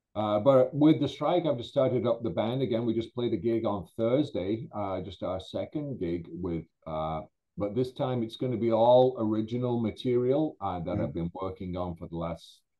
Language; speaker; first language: English; native; English